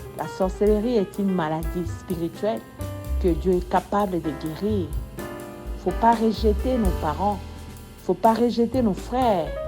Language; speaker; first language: French; non-native, local second language; Lingala